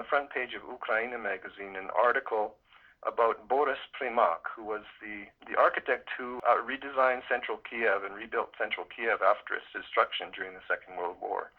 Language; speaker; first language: English; native; English